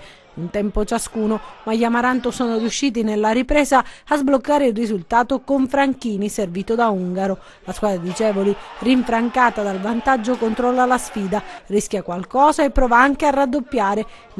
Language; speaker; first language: Italian; native; Italian